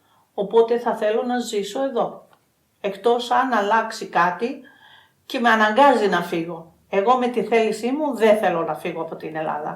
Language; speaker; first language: Greek; non-native, fluent; Albanian